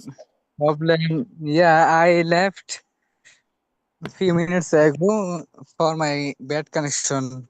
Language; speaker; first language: English; non-native, learner; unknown